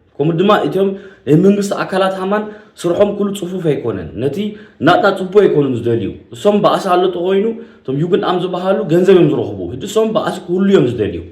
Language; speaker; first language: Tigrinya; early bilingual, heritage; Tigrinya